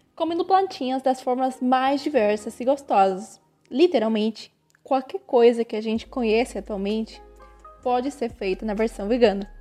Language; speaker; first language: Portuguese; early bilingual, other home language; Spanish